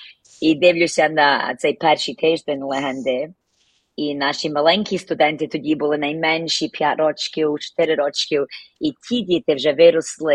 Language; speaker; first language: Ukrainian; early bilingual, heritage; Ukrainian